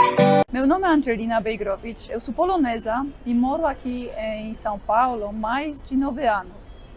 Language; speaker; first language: Portuguese; non-native, fluent; Polish